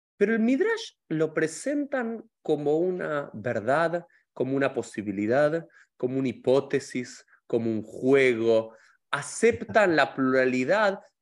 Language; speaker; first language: Spanish; native; Spanish